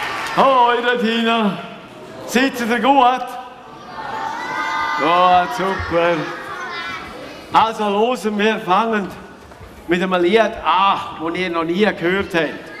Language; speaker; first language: German; native; German